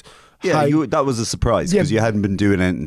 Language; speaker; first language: English; native; English